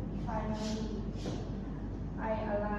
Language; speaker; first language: English; non-native, learner; Lao